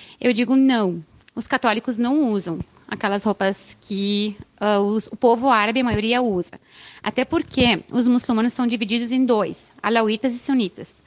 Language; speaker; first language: Portuguese; non-native, fluent; Arabic